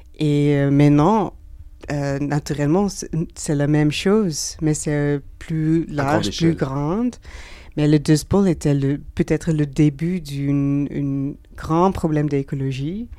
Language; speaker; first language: French; non-native, learner; Dutch